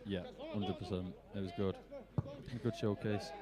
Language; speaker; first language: English; native; English